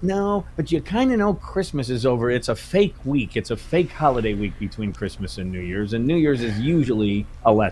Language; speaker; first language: English; native; English